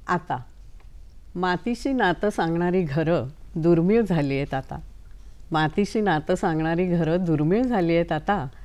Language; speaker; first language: Marathi; native; Marathi